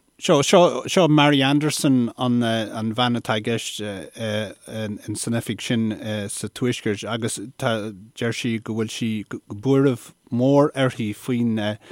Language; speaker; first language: Irish; native; Irish